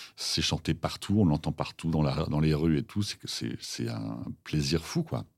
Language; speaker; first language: French; native; French